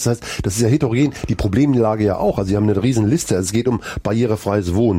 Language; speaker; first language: German; native; German